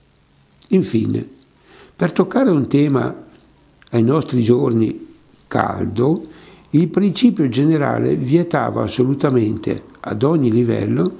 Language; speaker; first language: Italian; native; Italian